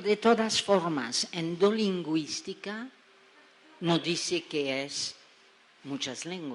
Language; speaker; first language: Spanish; non-native, fluent; French